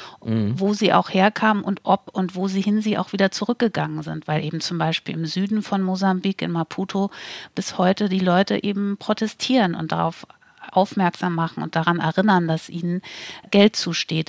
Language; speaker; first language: German; native; German